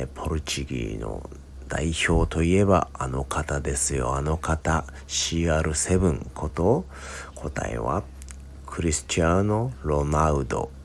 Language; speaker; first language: Japanese; native; Japanese